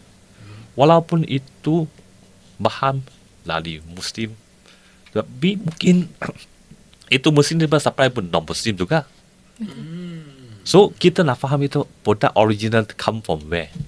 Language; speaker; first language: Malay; non-native, local second language; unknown